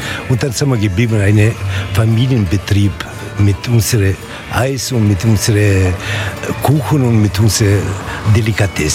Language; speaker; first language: German; non-native, learner; Italian